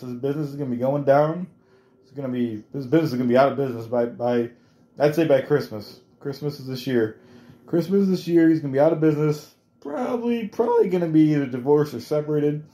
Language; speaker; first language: English; native; English